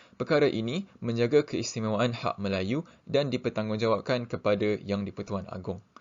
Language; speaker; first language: Malay; native; Malay